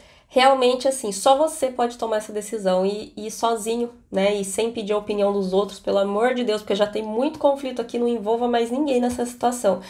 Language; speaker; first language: Portuguese; native; Portuguese